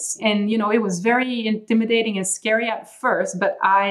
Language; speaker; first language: English; non-native, fluent; Dutch